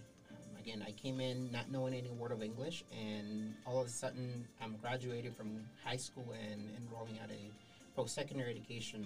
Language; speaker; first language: English; non-native, fluent; Spanish